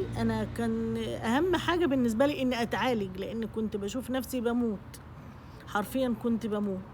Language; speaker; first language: Arabic; native; Arabic